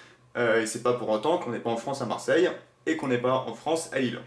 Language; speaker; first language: French; native; French